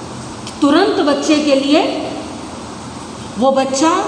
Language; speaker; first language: Hindi; native; Hindi